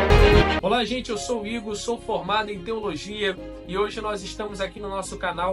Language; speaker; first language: Portuguese; native; Portuguese